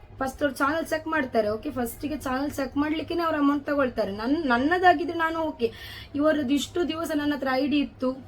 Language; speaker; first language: Kannada; non-native, local second language; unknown